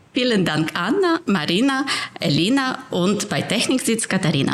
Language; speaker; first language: German; non-native, fluent; Ukrainian